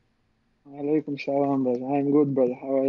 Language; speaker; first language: English; non-native, learner; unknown